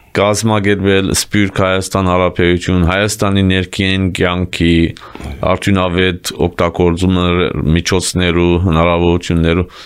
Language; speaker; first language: Armenian; early bilingual, heritage; Armenian